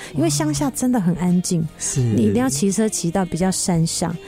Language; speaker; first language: Chinese; native; Chinese